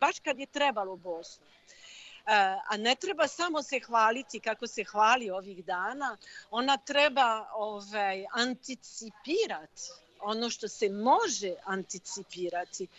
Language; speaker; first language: Croatian; non-native, fluent; French